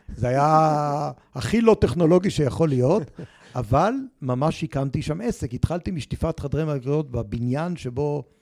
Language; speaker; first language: Hebrew; native; Hebrew